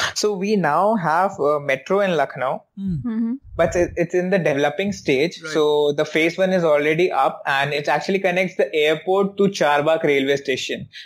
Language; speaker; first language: English; non-native, local second language; Hindi